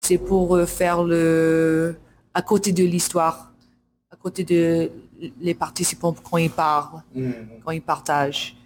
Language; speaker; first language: French; non-native, learner; English